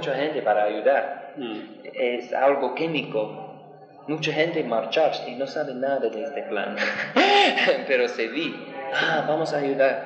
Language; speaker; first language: Spanish; non-native, learner; English